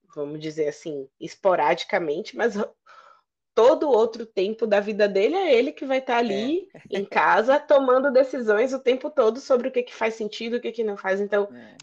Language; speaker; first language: Portuguese; native; Portuguese